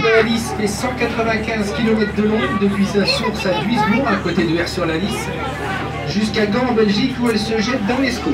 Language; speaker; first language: French; native; French